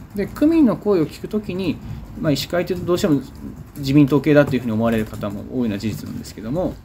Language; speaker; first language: Japanese; native; Japanese